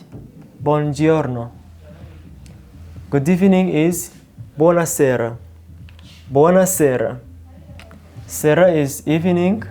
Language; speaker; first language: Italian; non-native, learner; Kinyarwanda